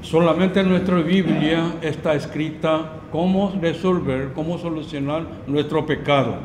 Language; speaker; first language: Spanish; non-native, learner; Korean